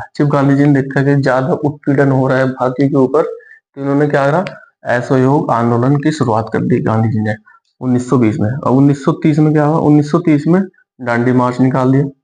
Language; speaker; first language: Hindi; native; Hindi